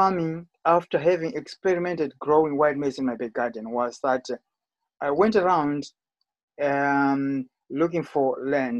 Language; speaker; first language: English; non-native, local second language; Shona